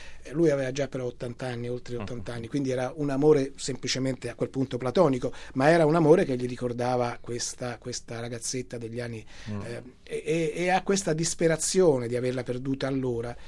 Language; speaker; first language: Italian; native; Italian